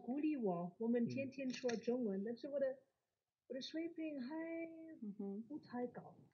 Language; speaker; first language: Chinese; non-native, learner; English